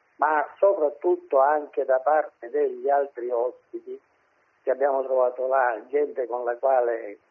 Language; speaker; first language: Italian; native; Italian